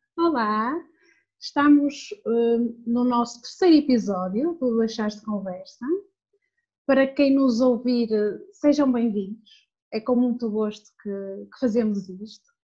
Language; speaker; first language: Portuguese; native; Portuguese